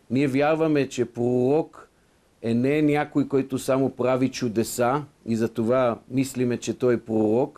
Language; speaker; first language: Bulgarian; non-native, fluent; Hebrew